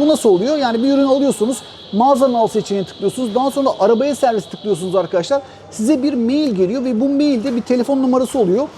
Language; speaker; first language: Turkish; native; Turkish